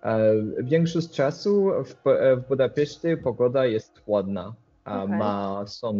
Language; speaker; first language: Polish; non-native, learner; French